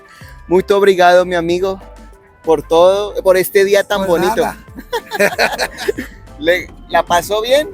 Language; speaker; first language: Spanish; native; Spanish